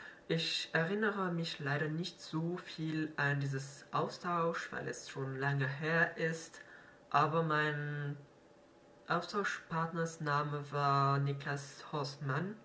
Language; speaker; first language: German; non-native, fluent; French